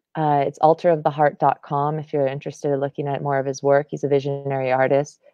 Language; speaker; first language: English; native; English